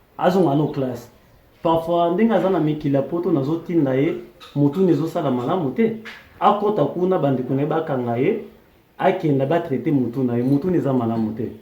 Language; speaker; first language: Lingala; native; Lingala